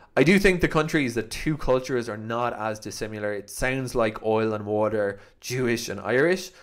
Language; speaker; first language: English; native; English